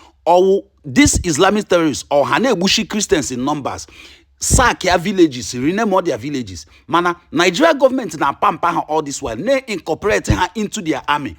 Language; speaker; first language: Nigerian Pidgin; non-native, local second language; Igbo